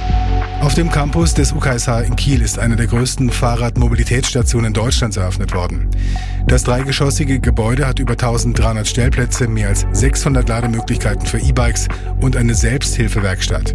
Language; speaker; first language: German; native; German